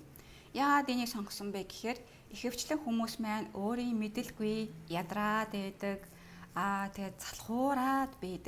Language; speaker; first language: Mongolian; native; Mongolian